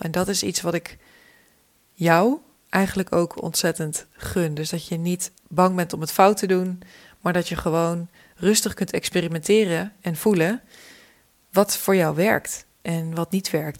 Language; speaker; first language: Dutch; native; Dutch